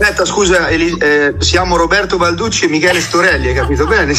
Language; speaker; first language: Italian; native; Italian